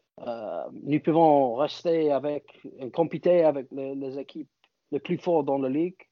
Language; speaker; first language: French; non-native, fluent; English